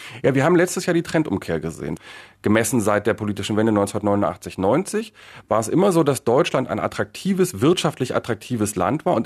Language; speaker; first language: German; native; German